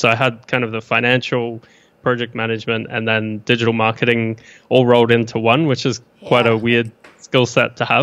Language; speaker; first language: English; native; English